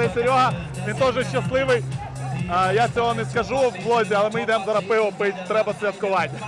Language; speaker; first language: Ukrainian; native; Ukrainian